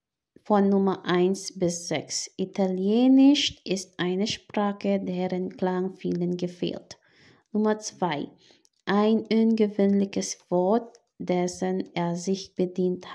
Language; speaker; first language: German; non-native, fluent; Filipino